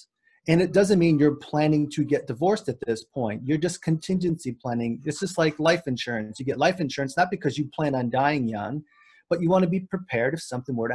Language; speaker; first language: English; native; English